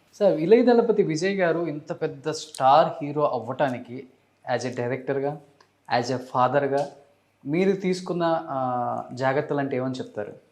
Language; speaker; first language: Telugu; native; Telugu